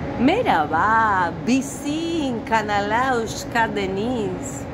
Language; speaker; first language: Turkish; non-native, learner; Spanish